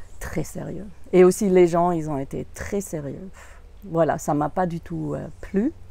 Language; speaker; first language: French; non-native, fluent; German